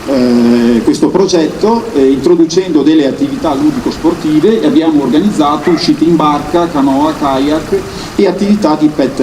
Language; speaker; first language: Italian; native; Italian